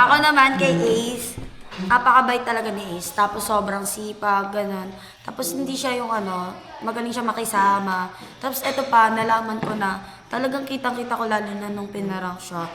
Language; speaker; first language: Filipino; native; Filipino